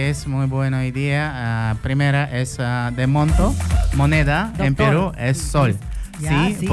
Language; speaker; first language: Spanish; non-native, learner; Russian